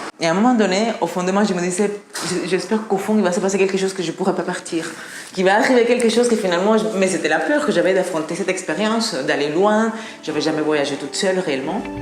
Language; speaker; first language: French; non-native, fluent; Spanish